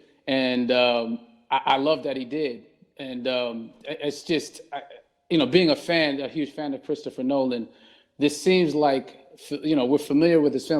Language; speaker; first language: English; native; English